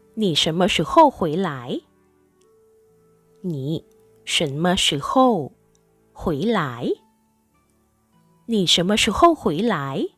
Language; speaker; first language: Chinese; non-native, fluent; Thai